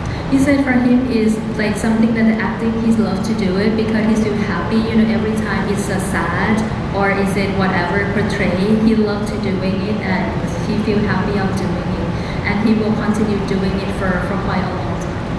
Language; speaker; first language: English; non-native, fluent; Thai